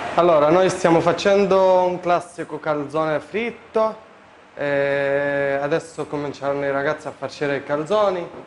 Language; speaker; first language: Italian; non-native, fluent; Arabic